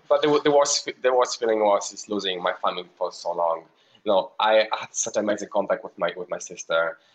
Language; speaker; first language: English; non-native, fluent; Polish